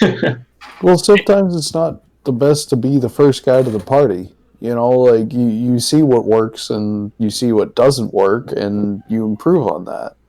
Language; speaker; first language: English; native; English